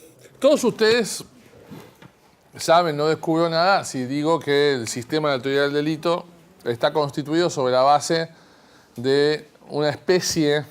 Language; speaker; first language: Spanish; native; Spanish